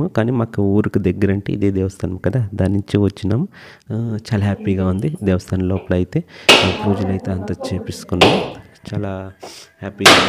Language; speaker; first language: Telugu; native; Telugu